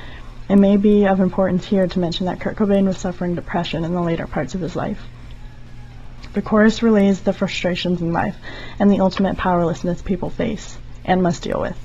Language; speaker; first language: English; native; English